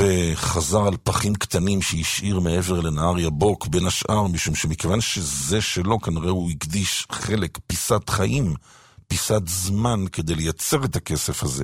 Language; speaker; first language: Hebrew; native; Hebrew